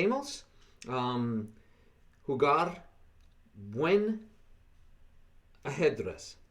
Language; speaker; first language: Spanish; non-native, learner; English